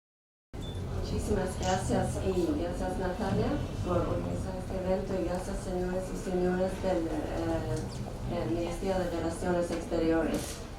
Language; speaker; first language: Spanish; non-native, fluent; Swedish